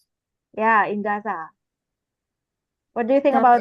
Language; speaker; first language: English; non-native, fluent; Indonesian